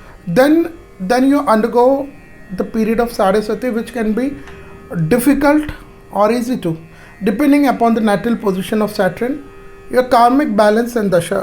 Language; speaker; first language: English; non-native, local second language; Hindi